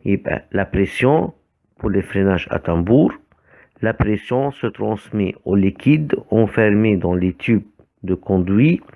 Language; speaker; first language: French; non-native, fluent; Arabic